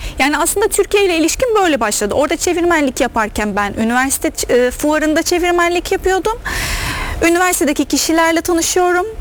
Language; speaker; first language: Turkish; non-native, fluent; Arabic